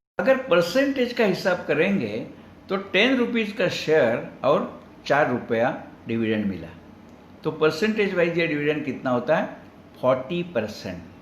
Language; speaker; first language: Hindi; non-native, local second language; Marathi